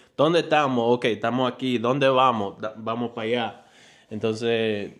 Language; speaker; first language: Spanish; early bilingual, heritage; Spanish